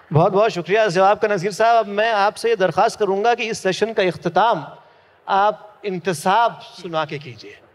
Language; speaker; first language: Hindi; native; Hindi